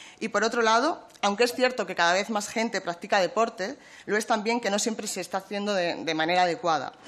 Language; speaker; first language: Spanish; native; Spanish